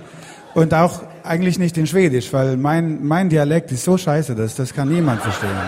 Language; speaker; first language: German; non-native, fluent; Swedish